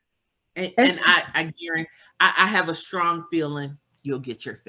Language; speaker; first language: English; native; English